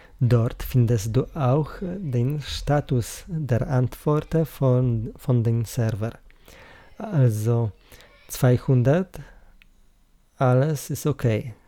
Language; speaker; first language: German; non-native, learner; Polish